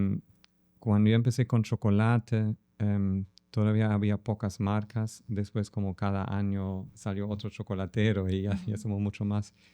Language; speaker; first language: Spanish; non-native, fluent; German